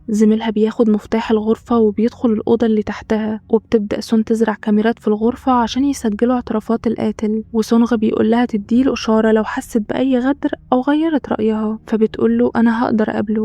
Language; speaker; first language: Arabic; native; Arabic